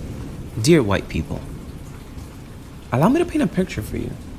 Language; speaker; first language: English; native; English